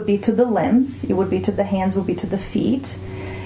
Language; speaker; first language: English; non-native, fluent; Portuguese